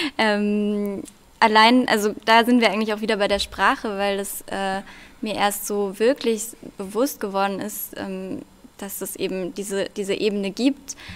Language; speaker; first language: German; early bilingual, other home language; Russian